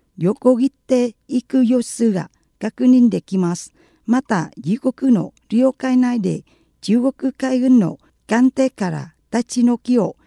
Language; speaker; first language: Japanese; non-native, fluent; Vietnamese